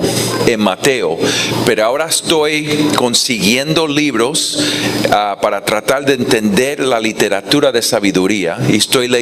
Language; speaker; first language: Spanish; non-native, fluent; English